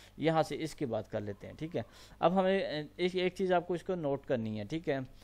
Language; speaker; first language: Urdu; non-native, local second language; Punjabi